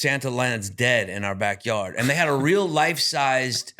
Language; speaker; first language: English; native; English